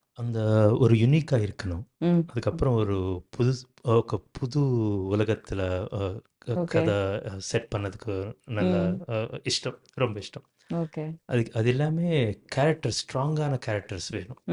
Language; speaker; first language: Tamil; non-native, learner; Telugu